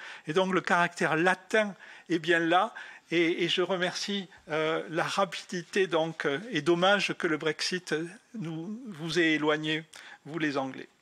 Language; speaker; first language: French; native; French